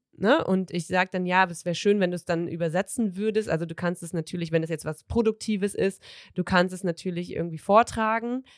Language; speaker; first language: German; native; German